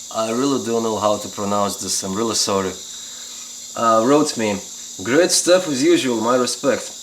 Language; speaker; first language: English; non-native, fluent; Lithuanian